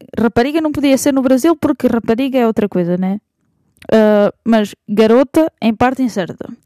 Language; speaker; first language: Portuguese; native; Portuguese